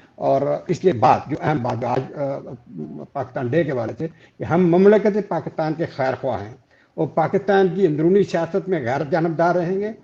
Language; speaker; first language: Urdu; non-native, local second language; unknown